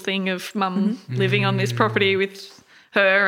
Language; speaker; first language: English; native; English